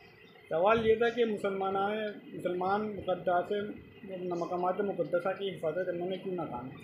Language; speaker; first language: Urdu; native; Urdu